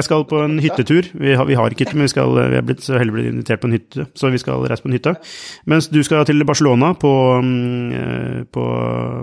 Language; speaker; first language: Norwegian; native; Norwegian